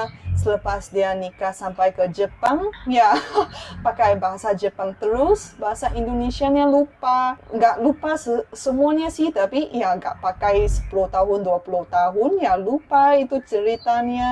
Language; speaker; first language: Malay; non-native, local second language; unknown